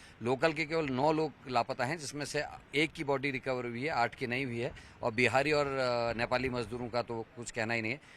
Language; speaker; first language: Hindi; native; Hindi